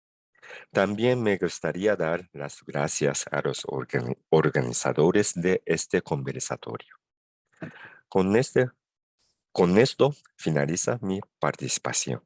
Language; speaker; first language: Spanish; non-native, fluent; Japanese